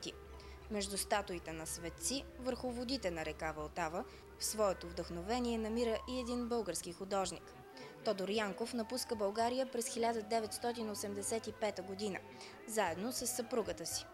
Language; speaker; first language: Bulgarian; native; Bulgarian